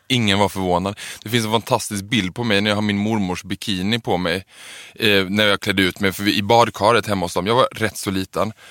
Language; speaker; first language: Swedish; native; Swedish